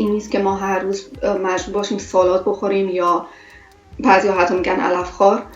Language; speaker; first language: Persian; non-native, local second language; Armenian